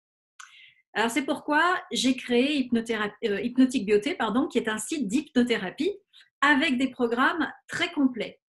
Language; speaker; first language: French; native; French